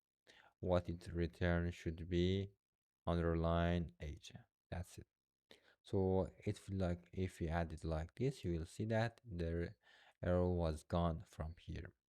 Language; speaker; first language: English; non-native, fluent; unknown